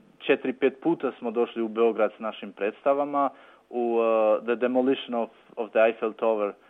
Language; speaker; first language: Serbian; non-native, local second language; Albanian